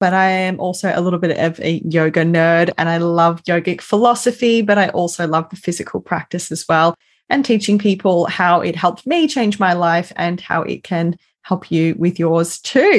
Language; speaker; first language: English; native; English